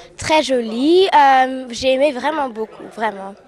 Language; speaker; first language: French; early bilingual, other home language; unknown